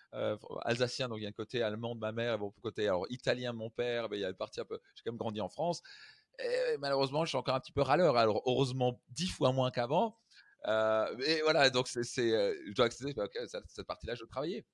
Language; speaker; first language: French; native; French